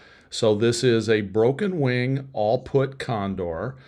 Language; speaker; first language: English; native; English